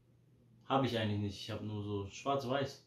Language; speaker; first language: German; early bilingual, heritage; Polish